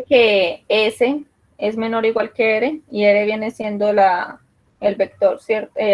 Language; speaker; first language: Spanish; native; Spanish